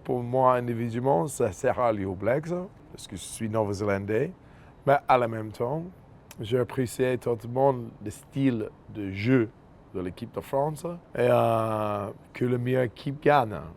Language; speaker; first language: French; non-native, fluent; English